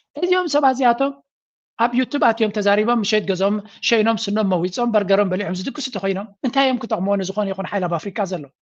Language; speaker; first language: Tigrinya; native; Tigrinya